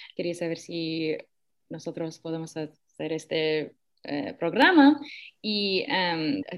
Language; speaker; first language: Spanish; early bilingual, heritage; Spanish